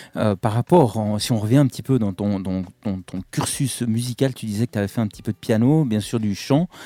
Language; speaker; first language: French; native; French